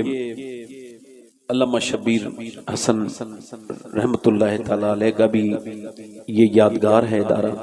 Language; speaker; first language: Urdu; native; Urdu